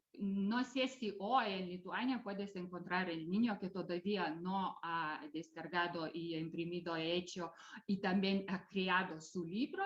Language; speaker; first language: Spanish; non-native, fluent; Lithuanian